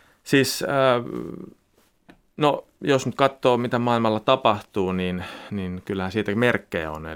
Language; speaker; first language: Finnish; native; Finnish